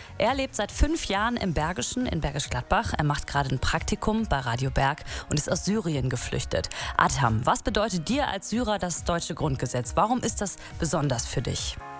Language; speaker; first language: German; native; German